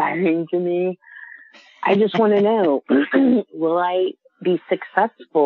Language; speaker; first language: English; native; English